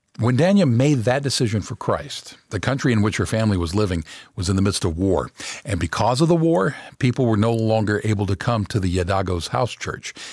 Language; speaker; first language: English; native; English